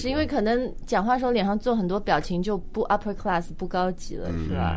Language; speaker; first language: Chinese; native; Chinese